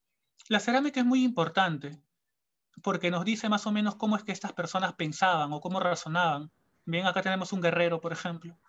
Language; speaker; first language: Spanish; native; Spanish